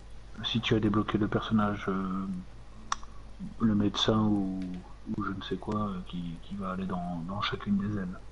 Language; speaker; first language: French; native; French